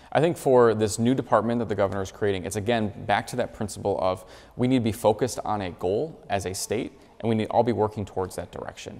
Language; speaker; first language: English; native; English